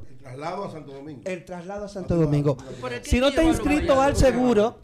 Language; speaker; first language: Spanish; native; Spanish